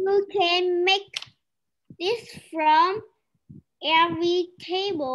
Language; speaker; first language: English; non-native, learner; Vietnamese